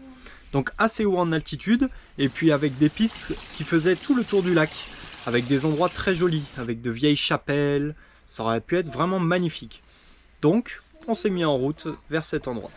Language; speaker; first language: French; native; French